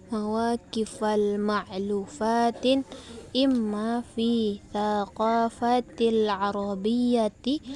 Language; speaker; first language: Arabic; non-native, learner; Indonesian